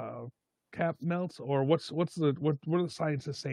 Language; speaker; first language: English; native; English